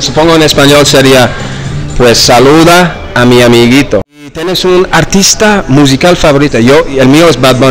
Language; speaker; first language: Spanish; non-native, learner; English